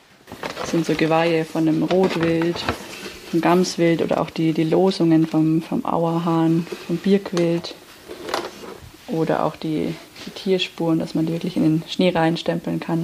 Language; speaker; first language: German; native; German